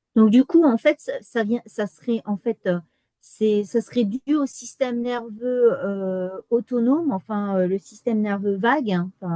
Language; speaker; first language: French; native; French